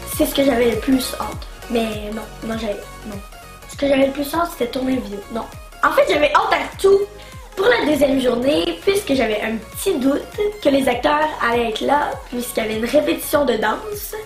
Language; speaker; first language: French; native; French